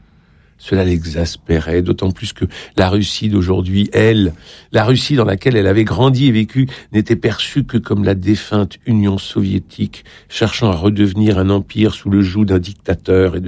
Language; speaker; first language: French; native; French